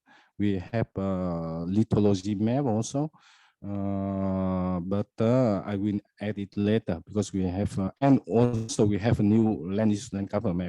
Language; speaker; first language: English; non-native, fluent; Vietnamese